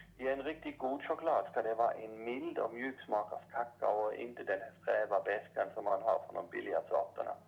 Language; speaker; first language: Swedish; non-native, fluent; German